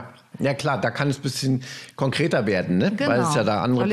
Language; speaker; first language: German; native; German